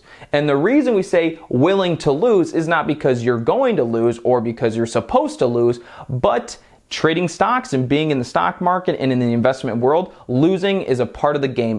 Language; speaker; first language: English; native; English